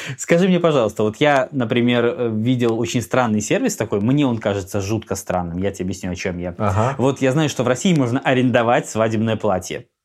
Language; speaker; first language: Russian; native; Russian